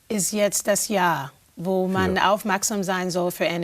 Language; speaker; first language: German; non-native, fluent; English